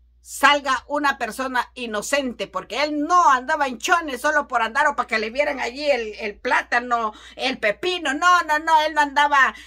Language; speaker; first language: Spanish; native; Spanish